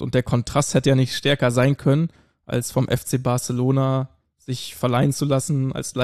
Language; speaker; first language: German; native; German